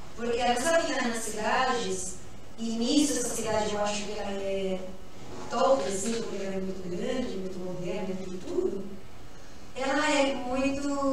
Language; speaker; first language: Portuguese; non-native, fluent; Spanish